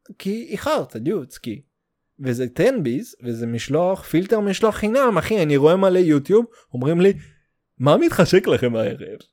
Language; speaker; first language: Hebrew; native; Hebrew